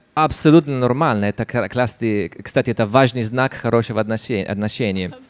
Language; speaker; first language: Russian; non-native, fluent; Italian